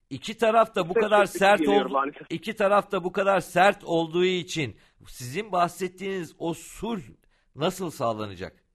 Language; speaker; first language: Turkish; native; Turkish